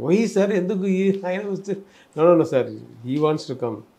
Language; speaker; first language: Telugu; non-native, learner; Tamil